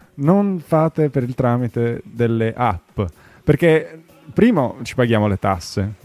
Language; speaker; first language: Italian; native; Italian